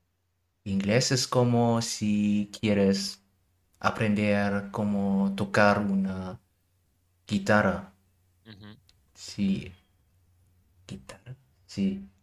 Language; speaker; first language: Spanish; non-native, learner; German